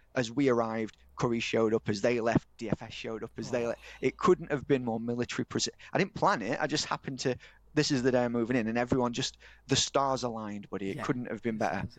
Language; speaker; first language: English; native; English